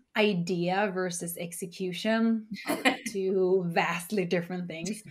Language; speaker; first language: English; early bilingual, heritage; Spanish